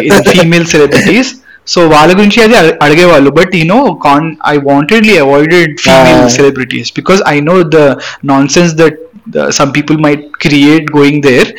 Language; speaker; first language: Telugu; non-native, local second language; Hindi